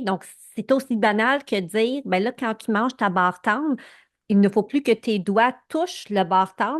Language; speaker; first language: French; native; French